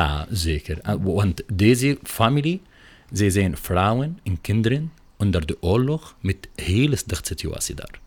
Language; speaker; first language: Dutch; non-native, learner; Arabic